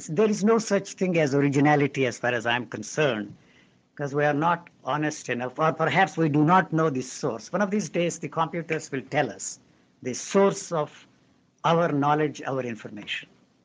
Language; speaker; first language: English; non-native, local second language; Telugu